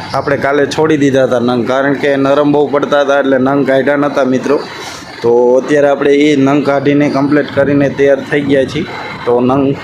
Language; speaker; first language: Gujarati; native; Gujarati